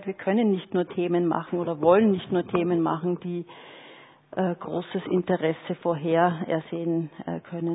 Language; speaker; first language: German; native; German